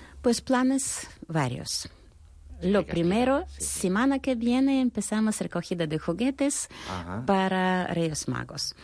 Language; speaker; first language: Spanish; non-native, fluent; Russian